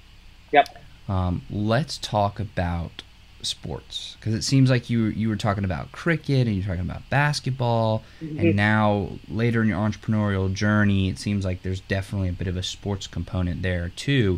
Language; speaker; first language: English; native; English